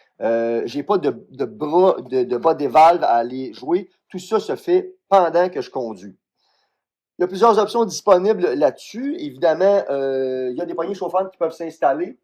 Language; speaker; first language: French; native; French